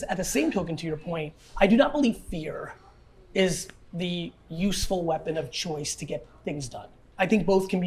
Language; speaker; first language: English; early bilingual, other home language; Russian